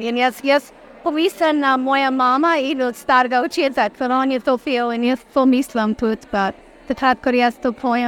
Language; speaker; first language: Slovenian; early bilingual, heritage; Slovenian